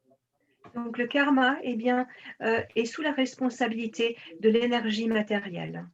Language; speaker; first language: French; native; French